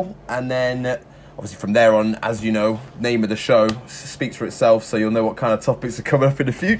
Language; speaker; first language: English; native; English